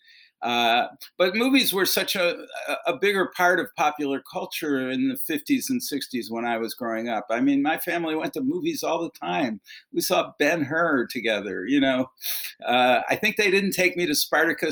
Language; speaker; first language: English; native; English